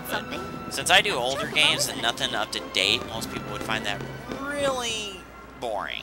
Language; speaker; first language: English; native; English